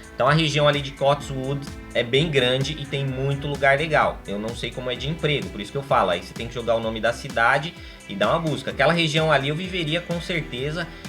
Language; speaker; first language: Portuguese; native; Portuguese